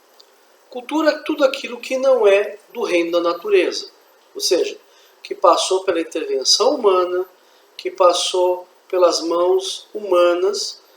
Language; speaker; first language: Portuguese; native; Portuguese